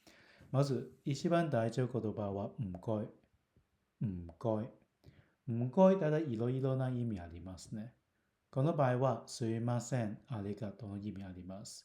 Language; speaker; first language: Japanese; non-native, fluent; Cantonese